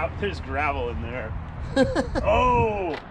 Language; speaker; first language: English; native; English